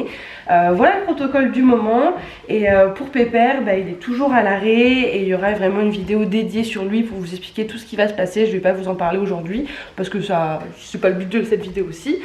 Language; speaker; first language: French; native; French